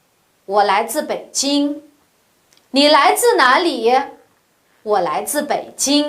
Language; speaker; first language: Chinese; non-native, local second language; Uyghur